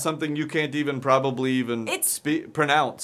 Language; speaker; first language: English; native; English